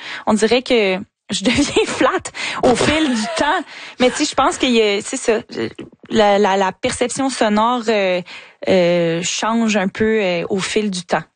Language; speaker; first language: French; native; French